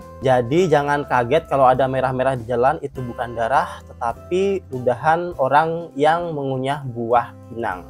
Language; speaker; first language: Indonesian; native; Indonesian